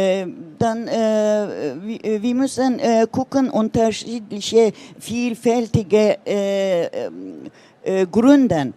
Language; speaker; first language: German; non-native, learner; Turkish